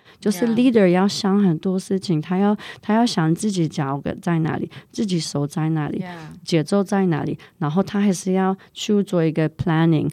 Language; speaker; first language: Chinese; non-native, fluent; English